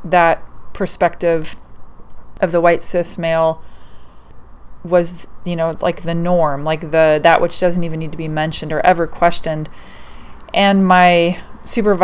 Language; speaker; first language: English; native; English